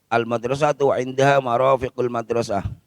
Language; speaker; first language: Arabic; non-native, fluent; Indonesian